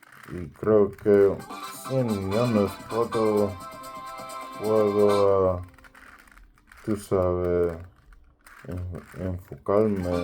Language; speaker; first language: Spanish; non-native, learner; English